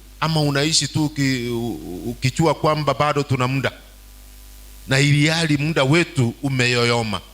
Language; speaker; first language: Swahili; non-native, local second language; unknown